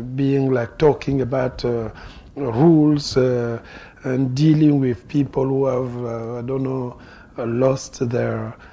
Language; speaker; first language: English; non-native, fluent; Lingala